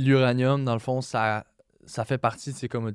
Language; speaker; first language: French; native; French